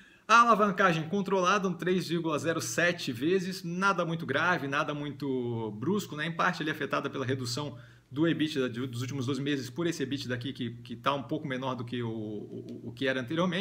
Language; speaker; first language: Portuguese; native; Portuguese